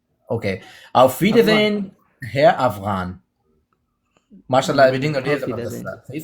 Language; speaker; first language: German; non-native, learner; Pashto